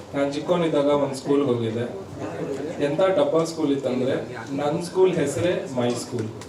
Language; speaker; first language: Kannada; non-native, local second language; Marwari